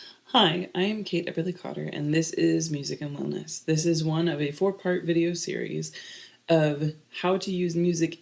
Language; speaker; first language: English; native; English